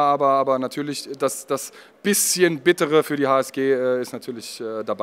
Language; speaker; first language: German; native; German